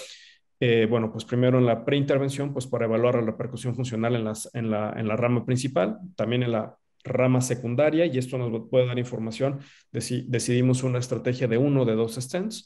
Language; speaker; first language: Spanish; native; Spanish